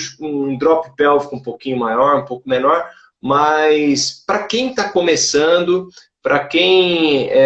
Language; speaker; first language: Portuguese; native; Portuguese